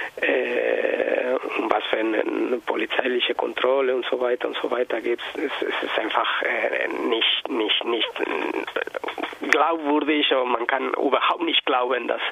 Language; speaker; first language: German; non-native, learner; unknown